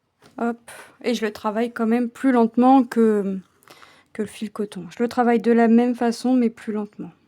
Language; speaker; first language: French; native; French